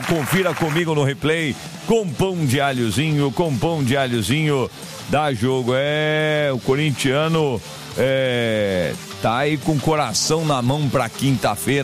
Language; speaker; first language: Portuguese; native; Portuguese